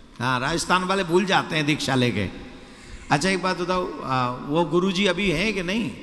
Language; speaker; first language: Hindi; native; Hindi